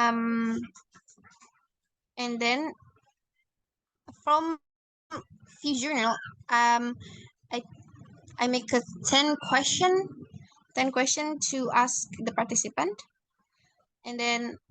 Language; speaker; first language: English; non-native, learner; Indonesian